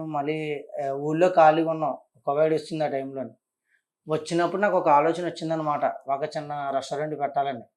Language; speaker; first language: Telugu; native; Telugu